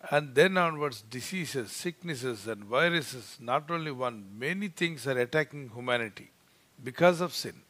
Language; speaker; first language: English; non-native, local second language; Telugu